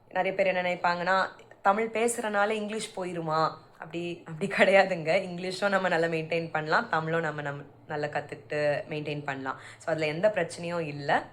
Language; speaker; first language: Tamil; early bilingual, heritage; Tamil